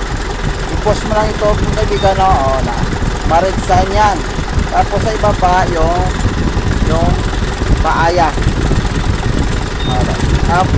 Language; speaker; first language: Filipino; non-native, local second language; Cebuano